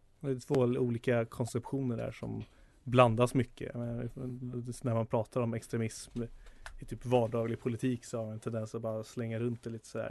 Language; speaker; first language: Swedish; native; Swedish